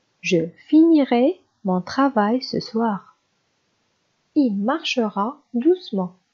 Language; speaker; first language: French; non-native, local second language; Arabic